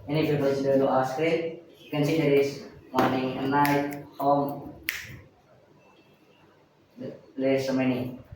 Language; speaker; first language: English; non-native, learner; Indonesian